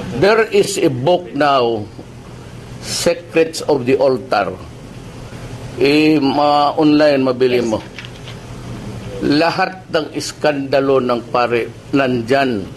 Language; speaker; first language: Filipino; non-native, local second language; Cebuano